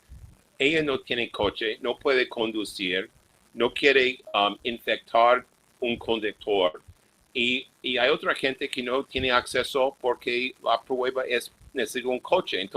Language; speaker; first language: Spanish; non-native, fluent; English